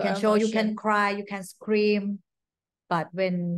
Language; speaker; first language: English; non-native, learner; Thai